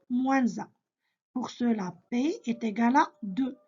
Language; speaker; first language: French; non-native, local second language; Arabic